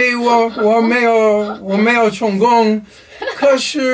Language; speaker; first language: Chinese; non-native, learner; English